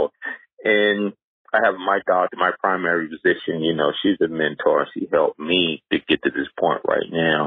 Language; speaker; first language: English; native; English